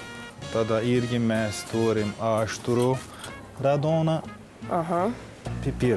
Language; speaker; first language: Lithuanian; non-native, learner; Turkish